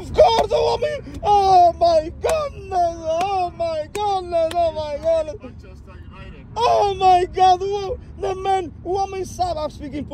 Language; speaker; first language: English; non-native, learner; Portuguese